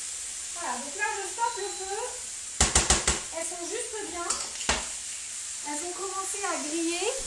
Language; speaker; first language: French; native; French